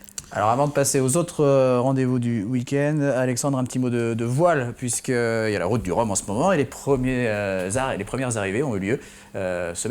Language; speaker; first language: French; native; French